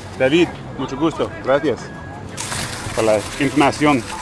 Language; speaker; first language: Spanish; non-native, learner; English